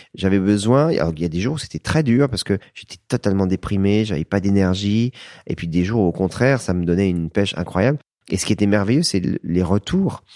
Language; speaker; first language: French; native; French